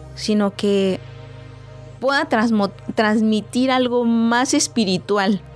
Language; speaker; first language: Spanish; non-native, local second language; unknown